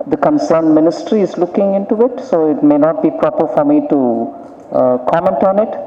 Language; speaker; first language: English; non-native, local second language; Tamil